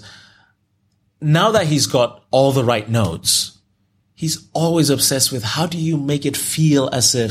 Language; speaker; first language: English; non-native, local second language; Yoruba